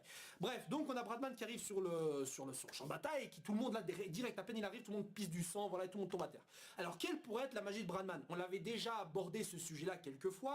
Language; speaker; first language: French; native; French